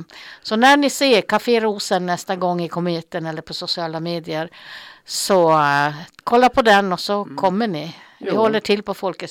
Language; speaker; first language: Swedish; native; Swedish